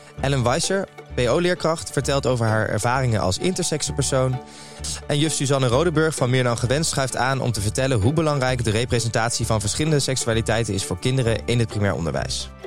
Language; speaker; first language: Dutch; native; Dutch